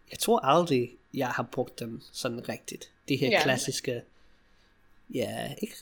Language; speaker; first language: Danish; non-native, fluent; English